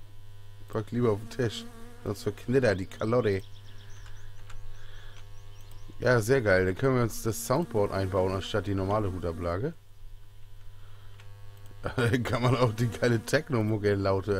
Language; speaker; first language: German; native; German